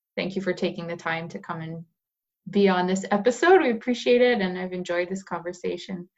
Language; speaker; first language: English; native; English